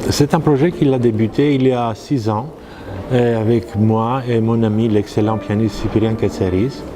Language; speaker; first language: French; non-native, fluent; Greek